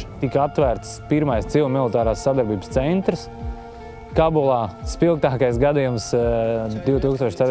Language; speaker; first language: Latvian; native; Latvian